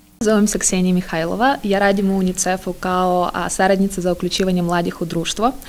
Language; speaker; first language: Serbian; non-native, fluent; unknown